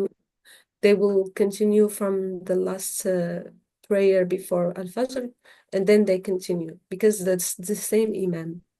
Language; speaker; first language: English; non-native, fluent; Arabic